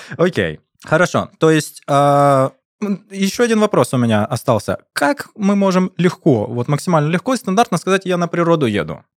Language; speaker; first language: Russian; native; Russian